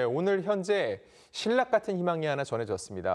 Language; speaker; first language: Korean; native; Korean